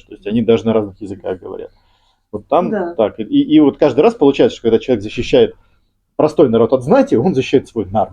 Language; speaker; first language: Russian; native; Russian